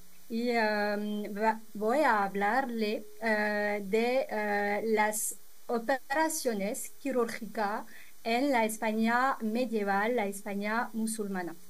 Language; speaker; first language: Spanish; non-native, fluent; French